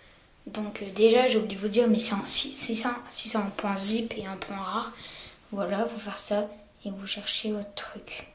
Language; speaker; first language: French; native; French